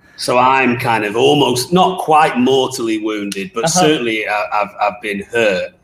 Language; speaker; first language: English; native; English